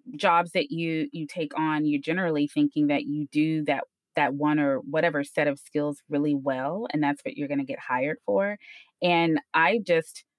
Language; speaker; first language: English; native; English